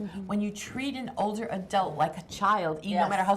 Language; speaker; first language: English; native; English